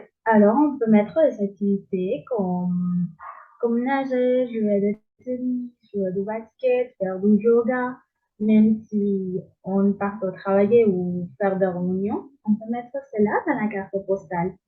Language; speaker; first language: French; non-native, learner; Spanish